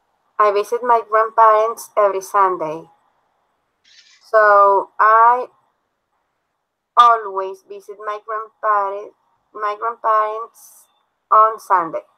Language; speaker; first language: English; non-native, learner; Spanish